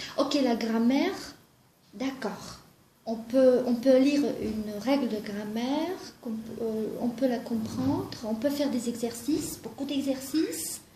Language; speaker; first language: French; non-native, fluent; Georgian